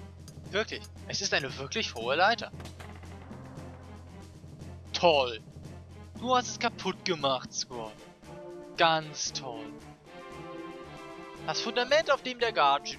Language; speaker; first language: German; native; German